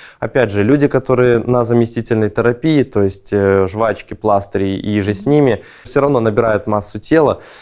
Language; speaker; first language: Russian; native; Russian